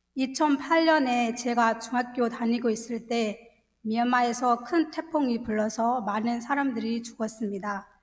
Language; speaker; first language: Korean; non-native, fluent; Burmese